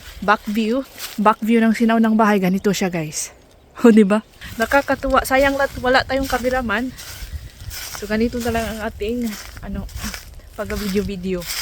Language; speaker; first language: Filipino; non-native, local second language; Cebuano